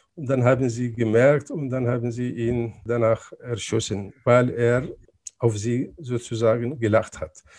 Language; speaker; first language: German; non-native, fluent; Arabic